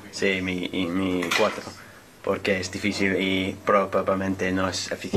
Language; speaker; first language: Spanish; non-native, learner; English